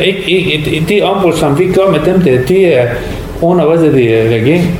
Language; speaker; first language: Danish; non-native, learner; Persian